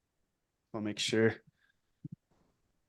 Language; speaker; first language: English; native; English